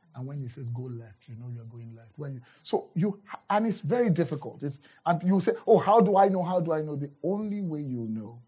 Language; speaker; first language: English; non-native, local second language; Yoruba